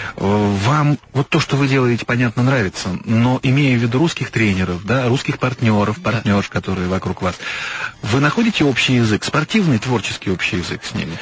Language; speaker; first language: Russian; native; Russian